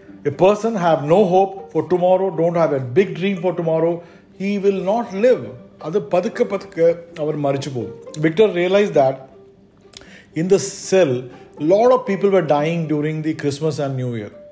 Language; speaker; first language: English; non-native, local second language; Malayalam